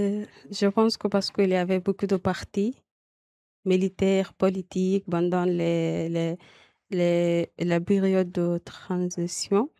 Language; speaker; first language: French; non-native, learner; Arabic